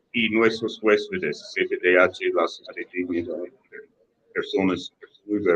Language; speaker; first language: Spanish; non-native, fluent; English